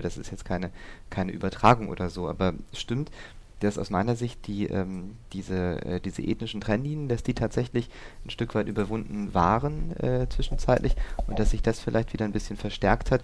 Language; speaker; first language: German; native; German